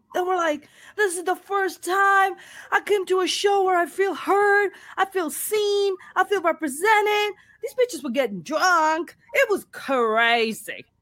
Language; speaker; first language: English; non-native, local second language; Urdu